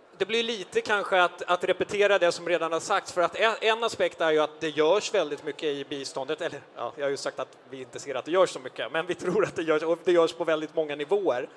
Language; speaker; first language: Swedish; native; Swedish